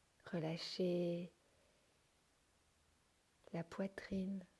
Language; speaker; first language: French; native; French